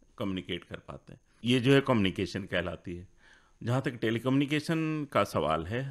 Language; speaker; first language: Hindi; native; Hindi